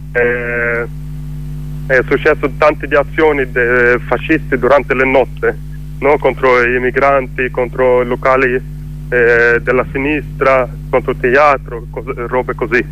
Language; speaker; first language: Italian; non-native, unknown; Swedish